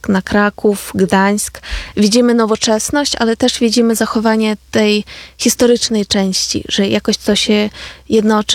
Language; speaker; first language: Polish; non-native, fluent; Ukrainian